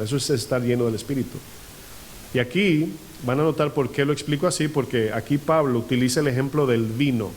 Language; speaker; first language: Spanish; native; Spanish